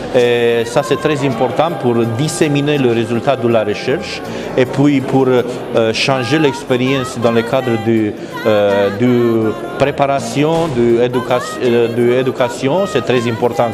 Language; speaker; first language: French; non-native, learner; Romanian